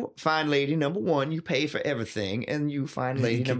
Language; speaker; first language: English; native; English